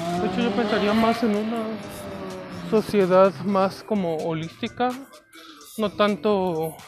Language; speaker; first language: Spanish; native; Spanish